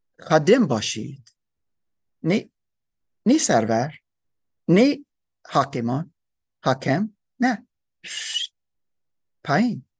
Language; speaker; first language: Persian; non-native, learner; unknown